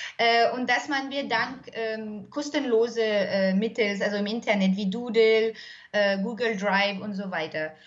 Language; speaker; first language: German; non-native, fluent; French